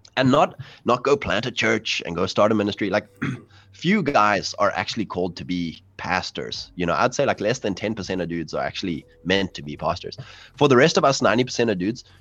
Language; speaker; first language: English; native; English